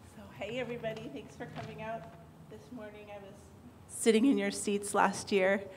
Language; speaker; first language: English; native; English